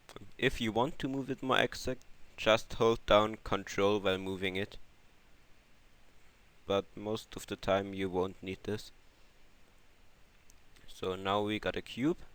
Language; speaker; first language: English; non-native, fluent; German